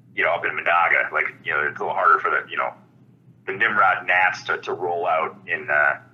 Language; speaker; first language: English; native; English